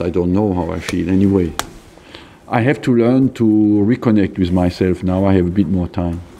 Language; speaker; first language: English; non-native, fluent; French